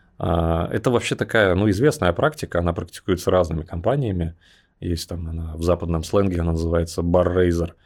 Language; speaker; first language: Russian; native; Russian